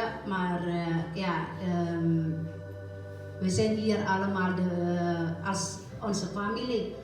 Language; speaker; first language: Dutch; non-native, learner; Indonesian